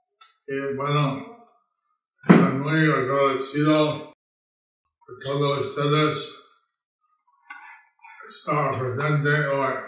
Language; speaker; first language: Spanish; non-native, learner; English